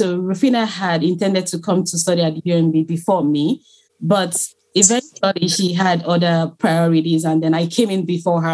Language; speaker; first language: English; non-native, local second language; Igbo